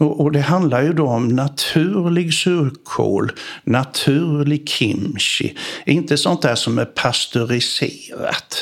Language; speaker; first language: Swedish; native; Swedish